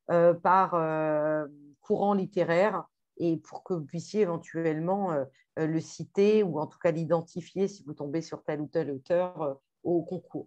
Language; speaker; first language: French; native; French